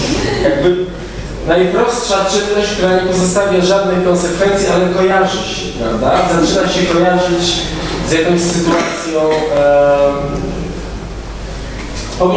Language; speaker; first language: Polish; native; Polish